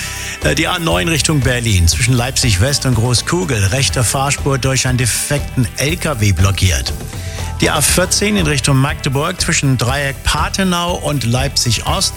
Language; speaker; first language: German; native; German